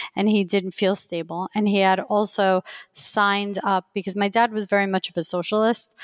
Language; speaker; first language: English; early bilingual, other home language; Persian